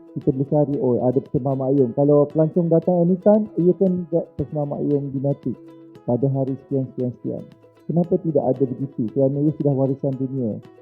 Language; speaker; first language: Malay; native; Malay